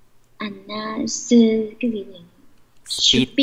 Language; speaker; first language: Russian; non-native, learner; Vietnamese